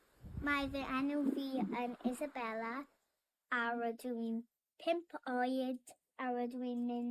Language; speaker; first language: Welsh; non-native, local second language; English